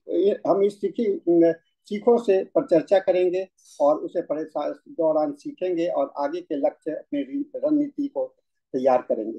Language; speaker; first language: Hindi; native; Hindi